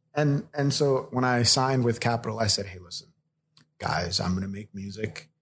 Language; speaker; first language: English; early bilingual, other home language; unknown